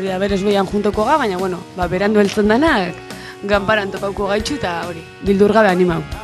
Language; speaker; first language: Basque; native; Basque